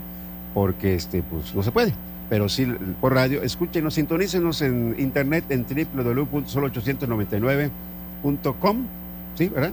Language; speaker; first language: Spanish; native; Spanish